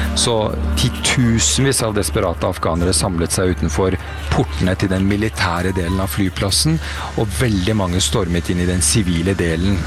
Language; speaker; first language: Norwegian; early bilingual, other home language; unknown